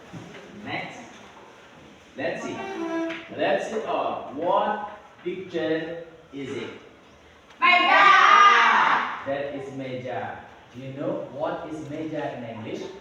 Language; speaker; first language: English; non-native, learner; Indonesian